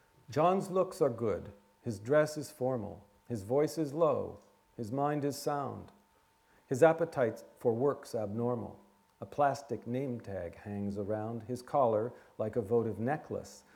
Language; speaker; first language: English; native; English